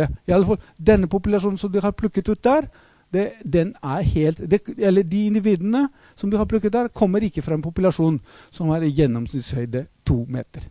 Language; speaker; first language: Norwegian; non-native, fluent; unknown